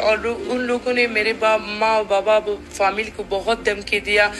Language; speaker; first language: Hindi; non-native, learner; Persian